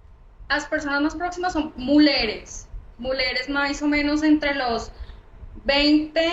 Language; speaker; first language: Portuguese; non-native, learner; Spanish